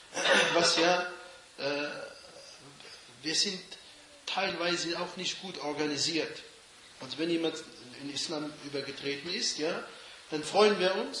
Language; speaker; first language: German; non-native, fluent; Arabic